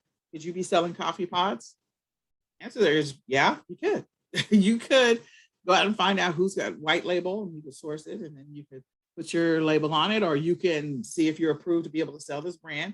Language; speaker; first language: English; native; English